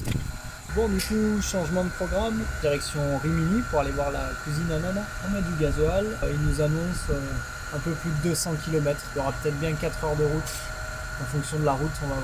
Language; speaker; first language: French; native; French